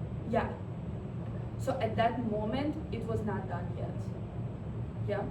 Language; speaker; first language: English; non-native, fluent; Russian